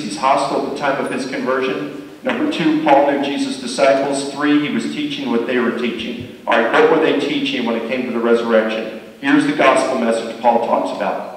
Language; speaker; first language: English; native; English